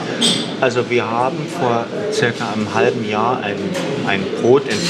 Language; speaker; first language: German; native; German